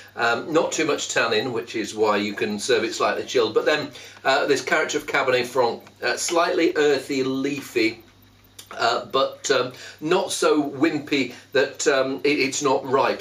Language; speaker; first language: English; native; English